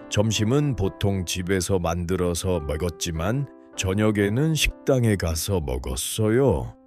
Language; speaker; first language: Korean; non-native, learner; Uzbek